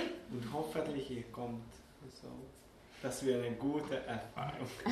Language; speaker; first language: German; non-native, learner; Hungarian